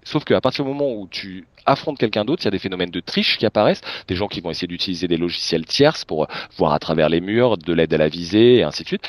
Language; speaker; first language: French; native; French